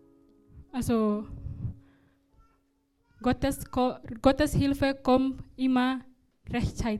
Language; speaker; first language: German; non-native, learner; Indonesian